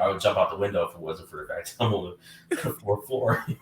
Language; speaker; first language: English; native; English